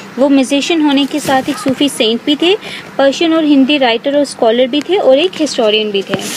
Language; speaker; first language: Hindi; native; Hindi